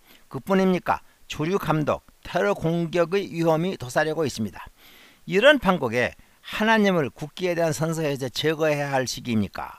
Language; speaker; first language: Korean; native; Korean